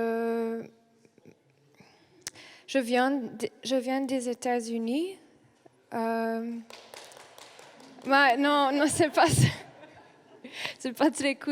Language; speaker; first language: French; non-native, learner; English